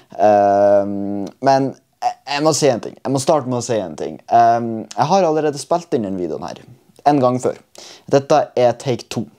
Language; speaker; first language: Norwegian; native; Norwegian